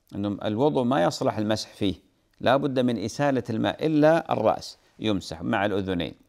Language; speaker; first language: Arabic; native; Arabic